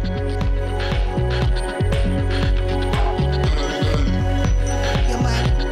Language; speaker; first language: English; native; English